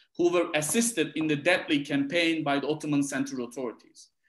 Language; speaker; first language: English; non-native, fluent; Turkish